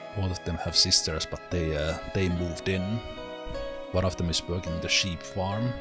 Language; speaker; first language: English; non-native, fluent; Finnish